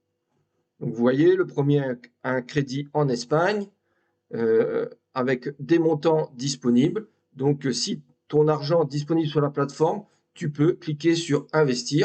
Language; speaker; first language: French; native; French